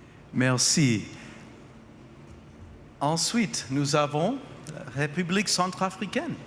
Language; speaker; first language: French; non-native, fluent; English